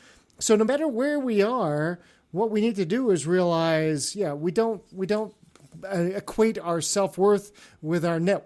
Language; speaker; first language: English; native; English